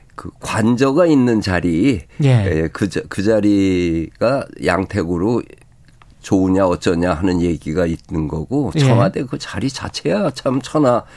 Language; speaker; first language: Korean; native; Korean